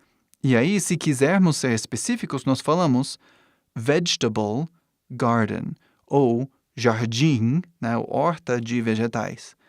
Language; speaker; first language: Portuguese; non-native, fluent; English